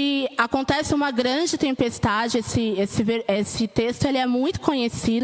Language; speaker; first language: Portuguese; native; Portuguese